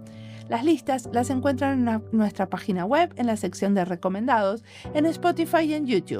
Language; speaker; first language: Spanish; native; Spanish